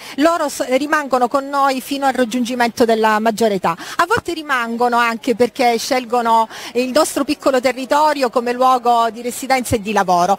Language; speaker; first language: Italian; native; Italian